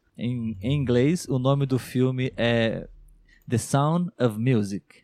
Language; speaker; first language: Portuguese; native; Portuguese